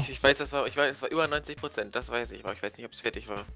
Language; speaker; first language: German; native; German